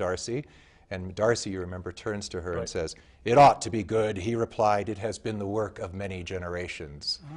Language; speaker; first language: English; native; English